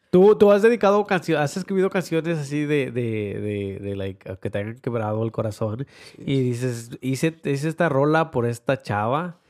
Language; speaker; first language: Spanish; early bilingual, heritage; Spanish